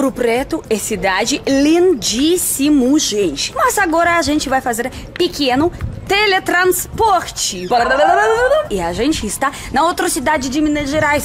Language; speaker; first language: Portuguese; non-native, fluent; Russian